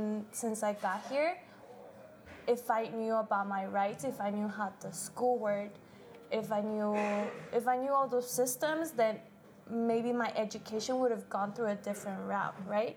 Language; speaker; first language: English; early bilingual, other home language; Spanish